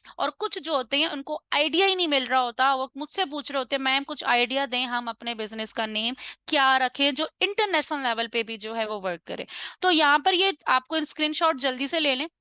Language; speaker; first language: Urdu; non-native, local second language; Punjabi